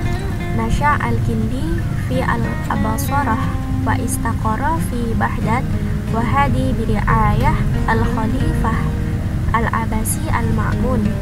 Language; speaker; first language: Arabic; non-native, learner; Indonesian